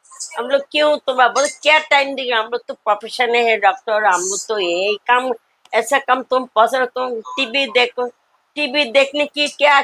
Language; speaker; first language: Hindi; non-native, local second language; Bangla